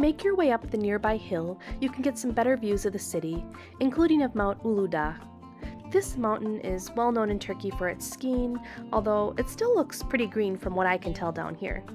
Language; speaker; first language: English; native; English